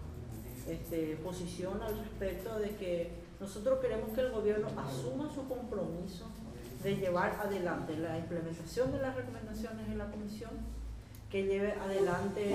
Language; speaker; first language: Spanish; native; Spanish